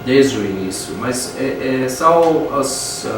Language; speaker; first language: Portuguese; non-native, fluent; English